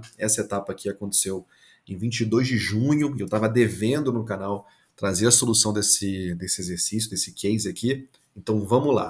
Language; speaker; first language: Portuguese; native; Portuguese